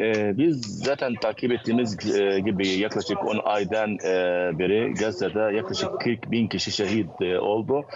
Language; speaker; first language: Turkish; non-native, fluent; Arabic